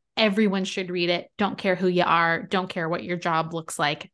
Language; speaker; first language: English; native; English